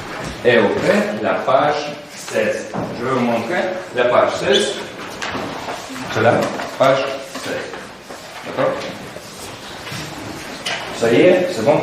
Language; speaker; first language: French; non-native, fluent; Russian